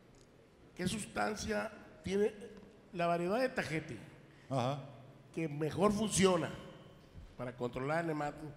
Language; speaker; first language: Spanish; native; Spanish